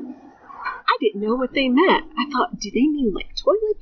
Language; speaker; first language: English; early bilingual, other home language; Spanish